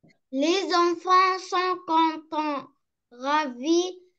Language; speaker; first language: French; non-native, learner; Arabic